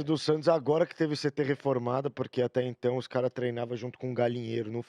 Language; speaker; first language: Portuguese; native; Portuguese